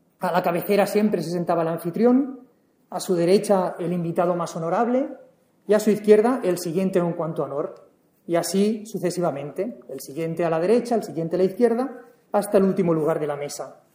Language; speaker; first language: Spanish; native; Spanish